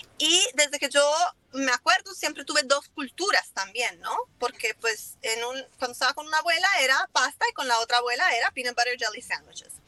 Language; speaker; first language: Spanish; non-native, fluent; Italian